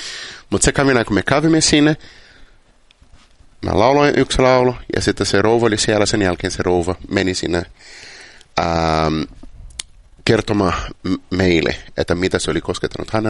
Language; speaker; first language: Finnish; non-native, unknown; Portuguese